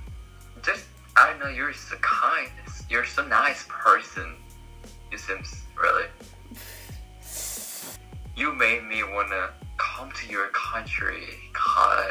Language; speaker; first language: English; non-native, learner; Korean